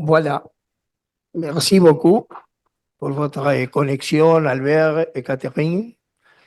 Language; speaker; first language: French; non-native, learner; Spanish